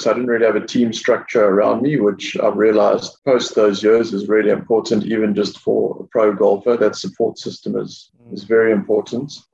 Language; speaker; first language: English; native; English